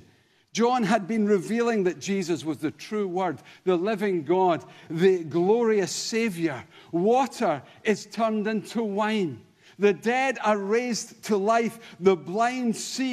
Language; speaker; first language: English; native; English